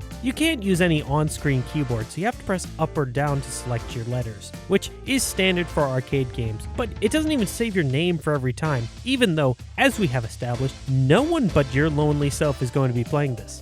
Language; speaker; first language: English; native; English